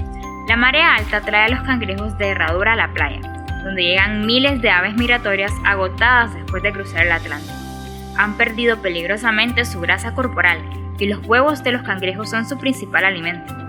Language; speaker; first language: Spanish; native; Spanish